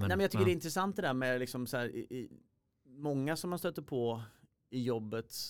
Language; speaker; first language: Swedish; native; Swedish